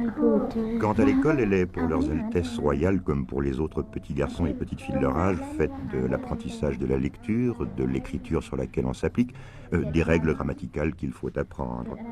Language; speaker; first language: French; native; French